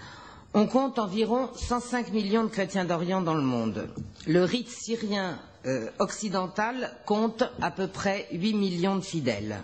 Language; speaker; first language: French; native; French